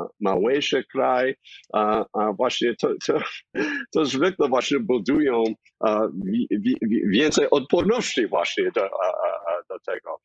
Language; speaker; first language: Polish; non-native, fluent; English